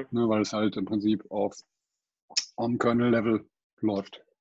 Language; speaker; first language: German; non-native, fluent; English